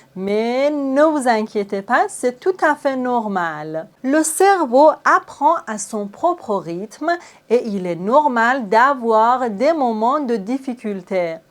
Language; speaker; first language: French; non-native, fluent; Persian